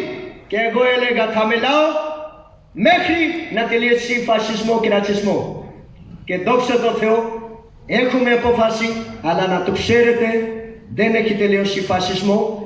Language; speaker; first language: Greek; non-native, learner; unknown